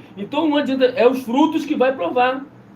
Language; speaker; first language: Portuguese; native; Portuguese